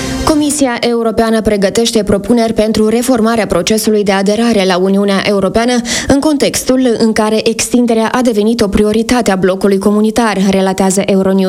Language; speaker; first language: Romanian; native; Romanian